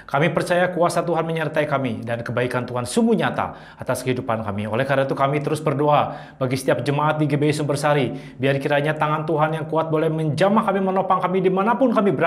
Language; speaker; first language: Indonesian; native; Indonesian